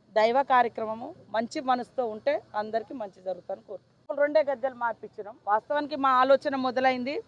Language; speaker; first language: Telugu; native; Telugu